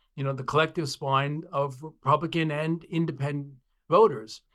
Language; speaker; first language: English; native; English